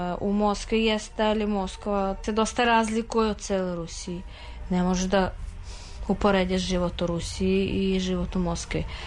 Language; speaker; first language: Serbian; non-native, fluent; Russian